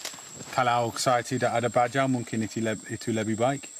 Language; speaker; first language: Indonesian; non-native, learner; English